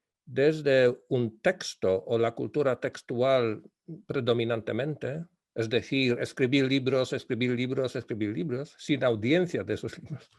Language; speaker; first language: Spanish; non-native, fluent; Polish